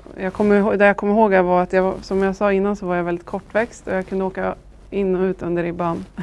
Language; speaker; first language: Swedish; native; Swedish